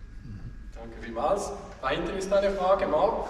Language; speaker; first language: German; native; German